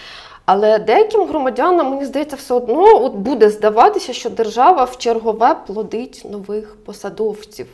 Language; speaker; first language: Ukrainian; native; Ukrainian